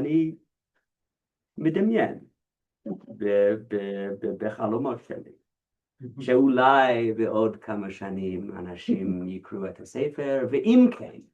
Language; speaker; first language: Hebrew; non-native, fluent; English